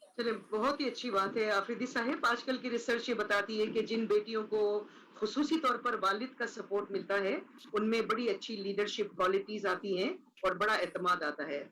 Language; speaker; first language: Urdu; native; Urdu